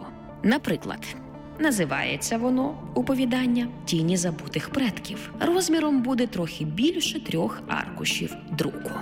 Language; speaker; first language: Ukrainian; native; Ukrainian